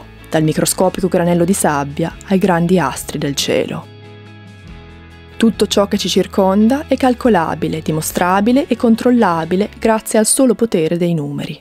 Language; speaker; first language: Italian; native; Italian